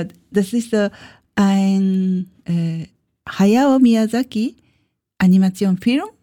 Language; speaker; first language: German; non-native, learner; Japanese